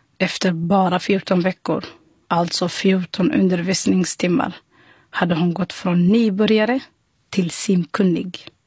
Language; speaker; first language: Swedish; non-native, fluent; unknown